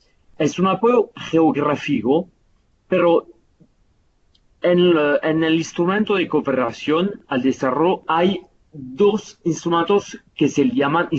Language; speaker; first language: Spanish; non-native, fluent; Italian